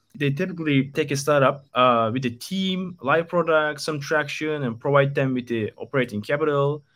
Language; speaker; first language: English; non-native, fluent; Turkish